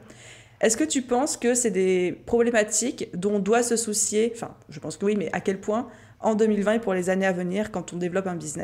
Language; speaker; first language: French; native; French